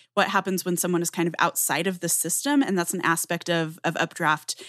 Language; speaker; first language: English; native; English